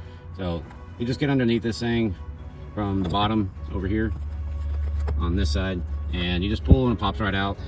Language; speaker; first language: English; native; English